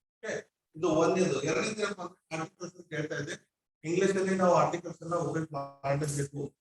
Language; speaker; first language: Kannada; non-native, local second language; Urdu